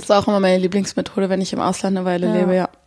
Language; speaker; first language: German; native; German